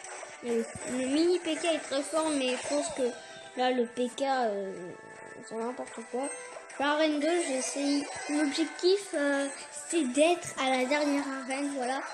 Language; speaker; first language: French; native; French